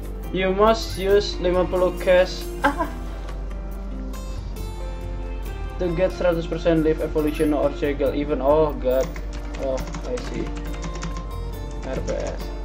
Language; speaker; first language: English; non-native, learner; Indonesian